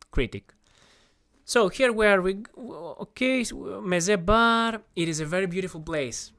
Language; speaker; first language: English; non-native, fluent; Greek